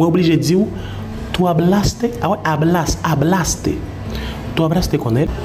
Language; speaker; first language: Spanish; non-native, fluent; Haitian Creole